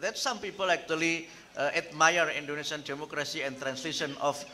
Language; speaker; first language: English; non-native, fluent; Indonesian